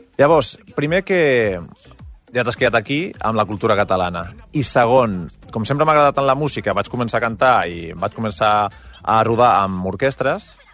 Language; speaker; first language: Catalan; non-native, local second language; Spanish